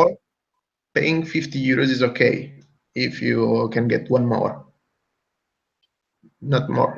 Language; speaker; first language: English; non-native, fluent; Italian